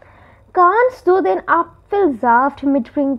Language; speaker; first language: German; non-native, fluent; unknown